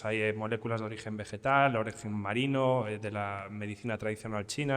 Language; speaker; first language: Spanish; native; Spanish